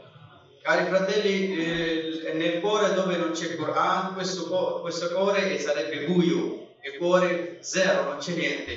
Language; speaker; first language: Italian; non-native, fluent; Bangla